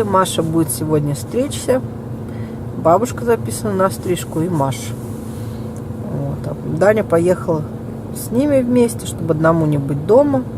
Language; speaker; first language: Russian; native; Russian